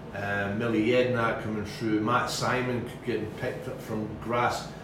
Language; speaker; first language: English; native; English